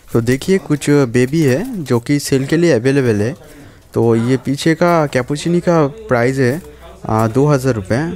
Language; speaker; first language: Hindi; non-native, local second language; Bangla